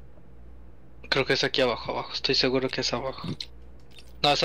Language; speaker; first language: Spanish; native; Spanish